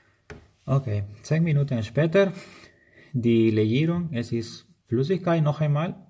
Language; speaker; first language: German; non-native, learner; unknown